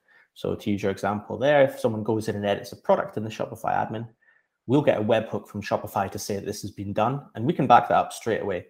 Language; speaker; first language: English; native; English